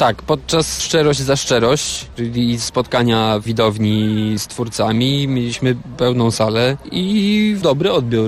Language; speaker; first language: Polish; native; Polish